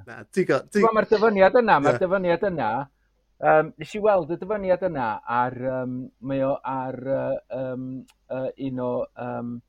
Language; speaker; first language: Welsh; native; Welsh